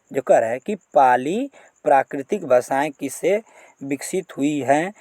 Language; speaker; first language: Hindi; native; Hindi